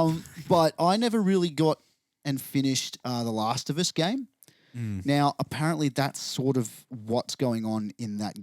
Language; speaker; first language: English; native; English